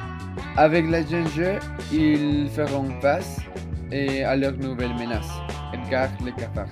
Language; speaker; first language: French; non-native, learner; Spanish